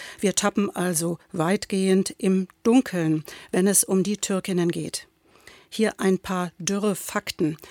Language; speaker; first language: German; native; German